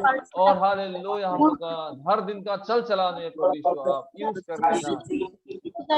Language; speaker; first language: Hindi; non-native, local second language; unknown